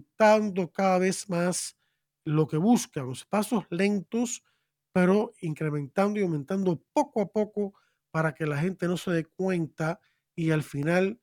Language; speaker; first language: Spanish; native; Spanish